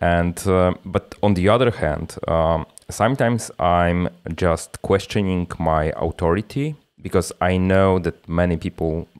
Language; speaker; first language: English; non-native, fluent; Polish